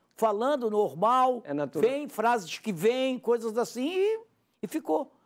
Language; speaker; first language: Portuguese; native; Portuguese